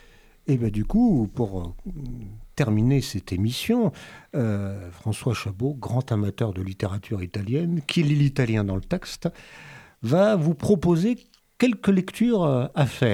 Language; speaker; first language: French; native; French